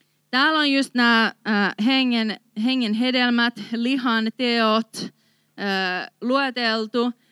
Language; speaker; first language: Finnish; native; Finnish